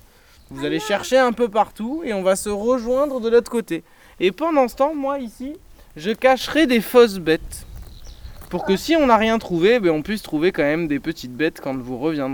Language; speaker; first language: French; native; French